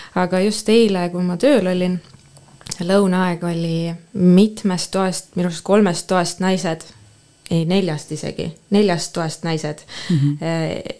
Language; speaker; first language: Estonian; non-native, local second language; Russian